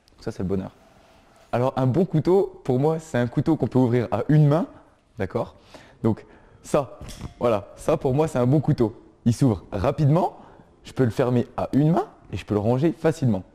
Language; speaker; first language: French; native; French